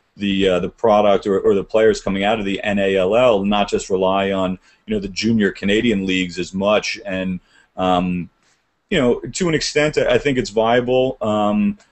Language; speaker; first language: English; native; English